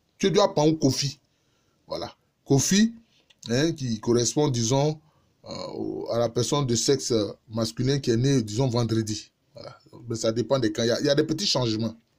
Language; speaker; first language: French; non-native, local second language; Baoulé